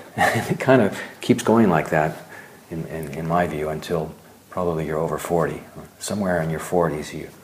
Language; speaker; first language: English; early bilingual, other home language; German